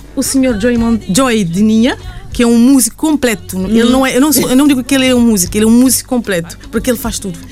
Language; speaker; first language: Portuguese; non-native, local second language; Kabuverdianu